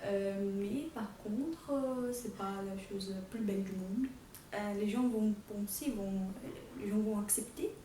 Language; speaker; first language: French; non-native, fluent; Portuguese